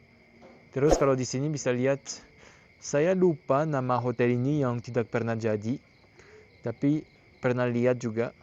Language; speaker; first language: Indonesian; non-native, fluent; French